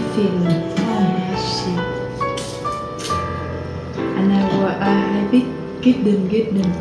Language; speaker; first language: Arabic; non-native, learner; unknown